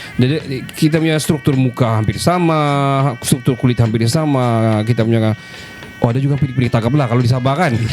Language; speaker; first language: Malay; native; Malay